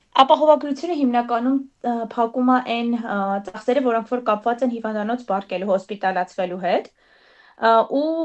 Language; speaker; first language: Armenian; native; Armenian